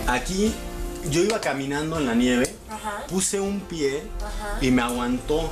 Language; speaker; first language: Spanish; native; Spanish